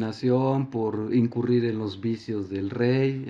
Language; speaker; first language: Spanish; native; Spanish